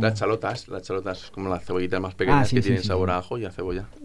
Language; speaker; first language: Spanish; native; Spanish